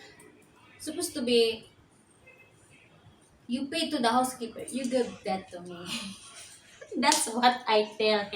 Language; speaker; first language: English; non-native, local second language; Cebuano